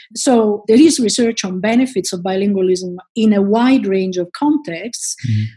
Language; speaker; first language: English; non-native, fluent; Italian